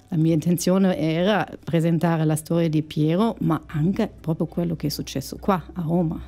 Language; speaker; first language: Italian; non-native, fluent; German